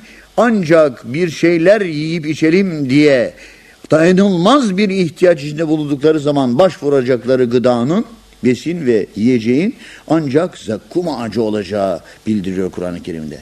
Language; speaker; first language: Turkish; native; Turkish